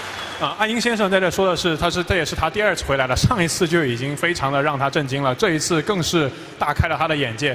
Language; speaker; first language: Chinese; native; Chinese